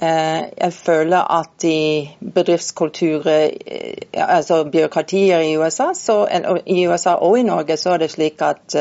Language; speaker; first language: Norwegian; non-native, fluent; English